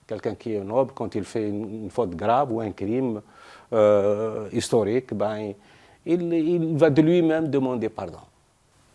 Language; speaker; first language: French; non-native, local second language; Arabic